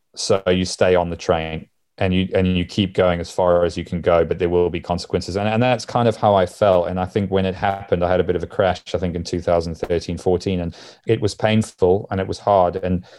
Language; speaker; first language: English; native; English